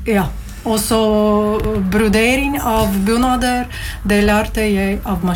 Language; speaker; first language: Norwegian; non-native, learner; Latvian